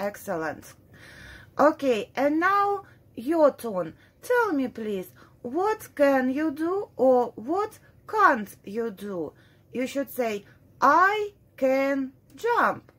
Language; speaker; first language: English; non-native, fluent; Russian